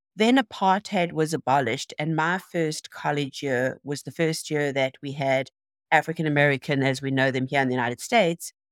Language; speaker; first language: English; native; English